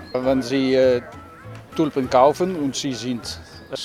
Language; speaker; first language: German; non-native, learner; Dutch